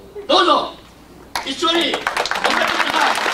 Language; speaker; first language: Japanese; non-native, local second language; Min Nan Chinese